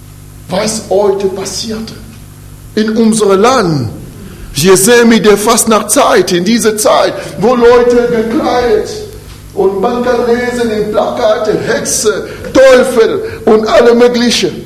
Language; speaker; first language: German; non-native, fluent; French